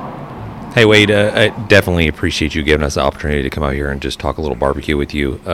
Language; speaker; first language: English; native; English